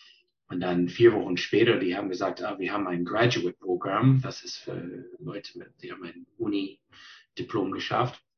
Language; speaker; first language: German; non-native, fluent; English